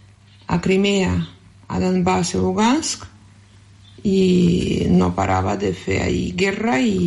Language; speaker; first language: Catalan; non-native, fluent; Russian